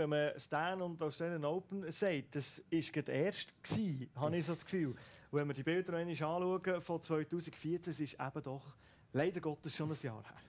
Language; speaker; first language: German; native; German